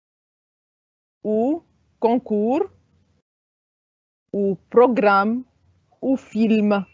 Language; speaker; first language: French; non-native, fluent; Arabic